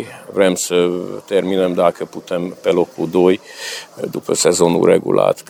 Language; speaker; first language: Romanian; non-native, local second language; Hungarian